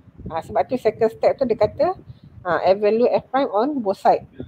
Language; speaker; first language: English; non-native, local second language; Malay